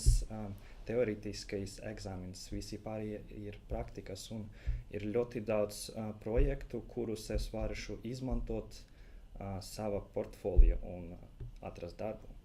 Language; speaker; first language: Latvian; non-native, local second language; Russian